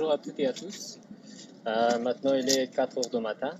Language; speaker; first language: French; non-native, learner; Persian